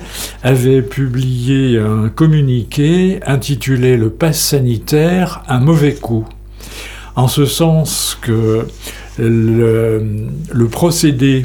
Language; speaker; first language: French; native; French